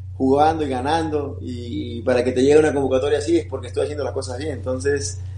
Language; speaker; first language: Spanish; native; Spanish